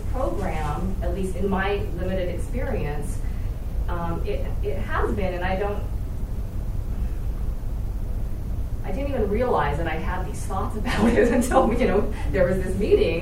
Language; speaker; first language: English; native; English